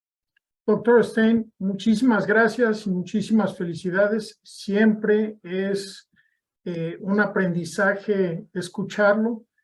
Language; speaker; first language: Spanish; native; Spanish